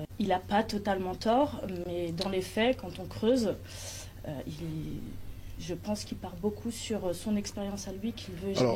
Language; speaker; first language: French; native; French